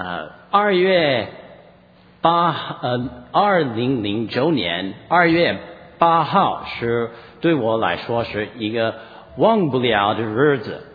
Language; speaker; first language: Chinese; non-native, fluent; English